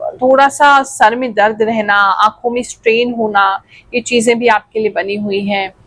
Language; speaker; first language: Hindi; native; Hindi